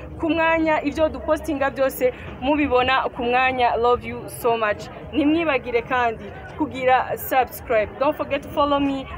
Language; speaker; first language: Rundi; native; Rundi